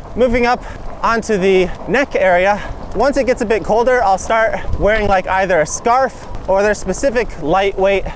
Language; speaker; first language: English; native; English